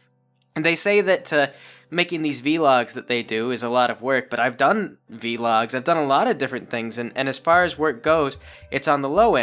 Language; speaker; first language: English; native; English